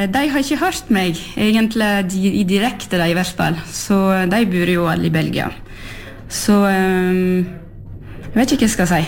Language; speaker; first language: Norwegian; early bilingual, heritage; French